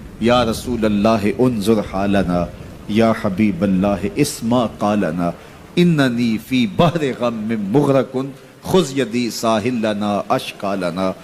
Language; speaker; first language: Urdu; non-native, local second language; Punjabi